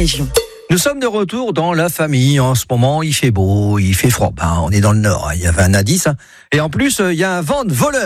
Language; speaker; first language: French; native; French